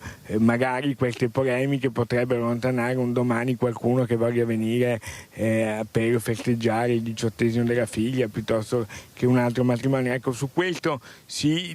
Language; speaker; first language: Italian; native; Italian